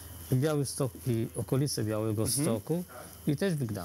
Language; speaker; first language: Polish; non-native, fluent; Arabic